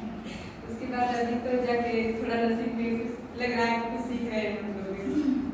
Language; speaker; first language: Hindi; non-native, local second language; Marathi